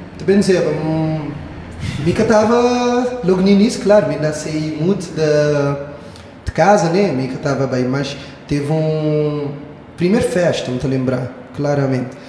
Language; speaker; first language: Portuguese; non-native, local second language; Kabuverdianu